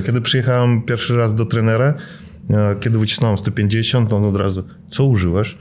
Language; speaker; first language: Polish; non-native, fluent; Russian